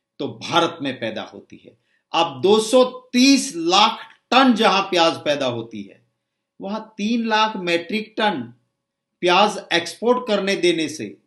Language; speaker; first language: Hindi; non-native, local second language; Gujarati